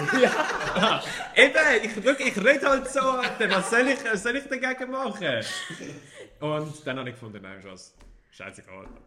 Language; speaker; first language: German; native; German